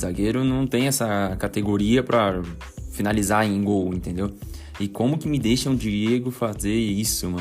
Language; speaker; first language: Portuguese; native; Portuguese